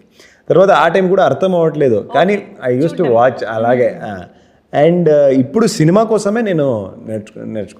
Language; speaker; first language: Telugu; non-native, learner; Kannada